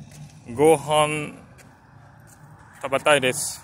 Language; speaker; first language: Japanese; non-native, learner; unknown